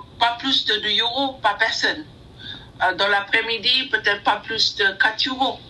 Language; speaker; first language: French; non-native, learner; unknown